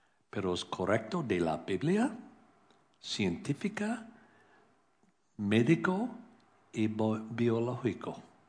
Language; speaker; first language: Spanish; non-native, learner; English